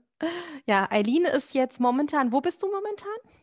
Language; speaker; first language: German; native; German